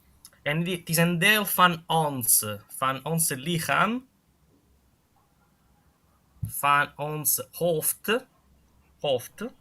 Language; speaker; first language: Dutch; non-native, fluent; Italian